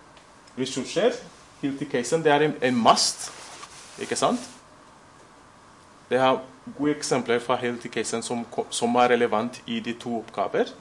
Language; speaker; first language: Norwegian; non-native, fluent; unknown